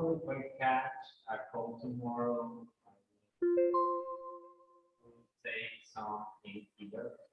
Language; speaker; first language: English; non-native, learner; Spanish